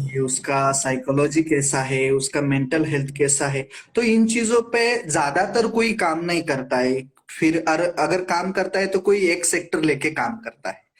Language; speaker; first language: Hindi; non-native, local second language; Marathi